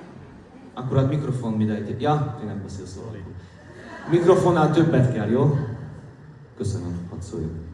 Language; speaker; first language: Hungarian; non-native, fluent; Slovak